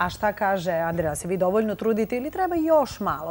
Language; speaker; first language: Serbian; native; Serbian